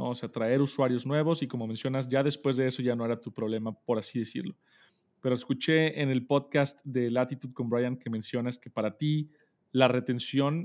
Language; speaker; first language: Spanish; native; Spanish